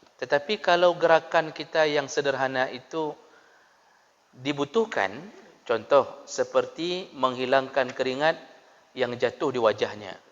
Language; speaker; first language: Malay; non-native, local second language; Achinese